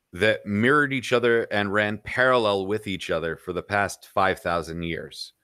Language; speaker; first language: English; native; English